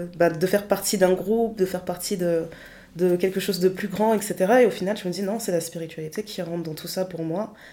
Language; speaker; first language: French; early bilingual, other home language; Lingala